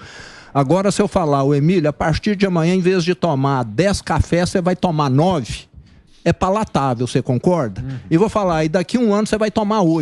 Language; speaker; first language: Portuguese; native; Portuguese